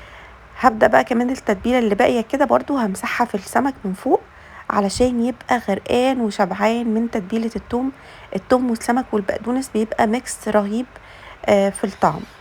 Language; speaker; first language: Arabic; native; Arabic